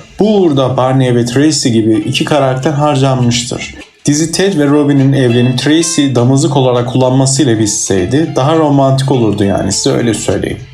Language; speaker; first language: Turkish; native; Turkish